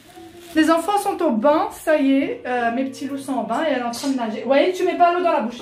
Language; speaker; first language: French; native; French